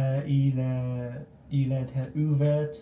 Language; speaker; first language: French; non-native, learner; Chinese